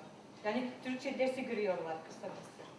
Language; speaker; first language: Turkish; non-native, fluent; Chuvash